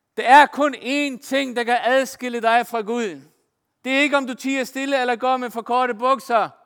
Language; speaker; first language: Danish; non-native, local second language; Faroese